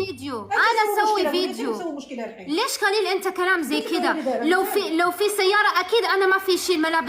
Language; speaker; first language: Arabic; non-native, learner; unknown